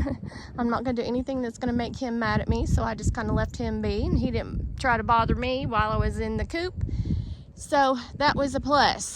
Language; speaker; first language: English; native; English